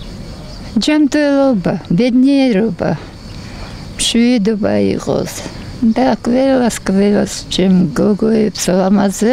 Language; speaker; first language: Georgian; non-native, learner; Russian